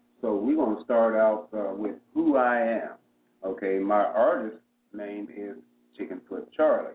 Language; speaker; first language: English; native; English